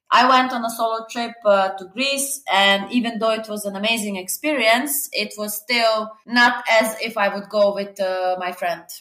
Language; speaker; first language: English; non-native, fluent; Serbian